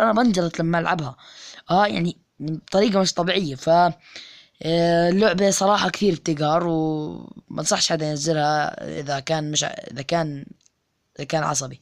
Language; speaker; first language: Arabic; native; Arabic